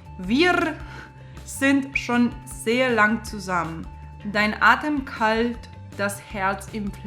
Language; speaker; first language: German; non-native, fluent; Spanish